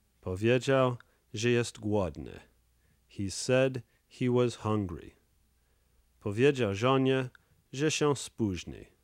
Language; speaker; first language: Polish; native; Polish